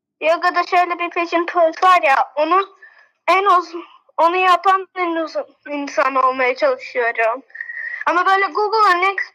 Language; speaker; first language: Turkish; early bilingual, heritage; Turkish